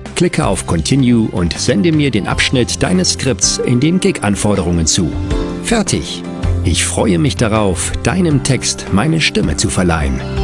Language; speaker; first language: German; native; German